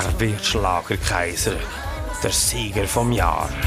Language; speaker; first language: German; native; German